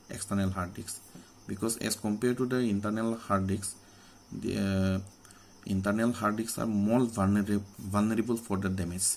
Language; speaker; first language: English; non-native, local second language; Assamese